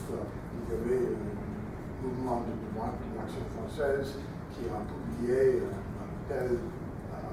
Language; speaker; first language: French; non-native, fluent; English